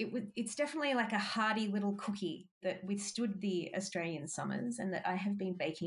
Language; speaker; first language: English; native; English